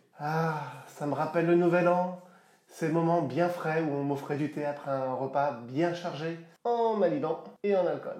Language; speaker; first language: French; native; French